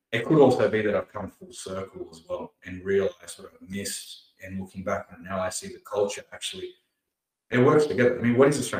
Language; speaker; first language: English; early bilingual, other home language; Punjabi